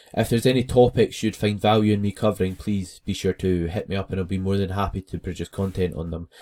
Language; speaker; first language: English; native; English